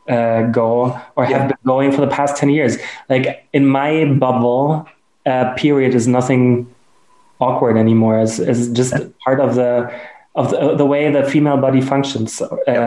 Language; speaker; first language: English; non-native, fluent; German